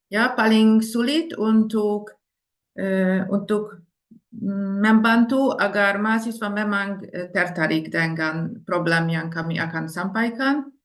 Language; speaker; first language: Indonesian; non-native, fluent; Hungarian